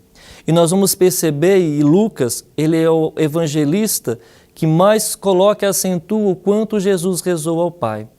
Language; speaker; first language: Portuguese; native; Portuguese